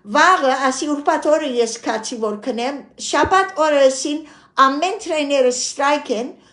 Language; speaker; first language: Armenian; early bilingual, heritage; Armenian